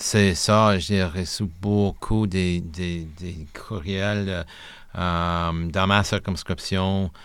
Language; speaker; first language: French; non-native, local second language; English